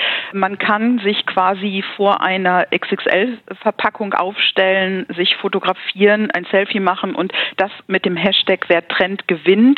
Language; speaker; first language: German; native; German